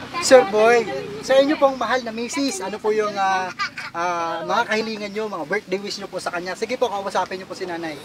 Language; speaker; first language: Filipino; native; Filipino